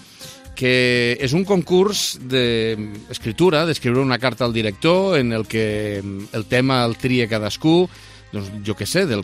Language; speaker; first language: Catalan; native; Catalan